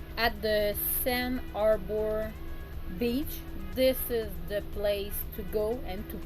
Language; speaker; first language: English; non-native, learner; French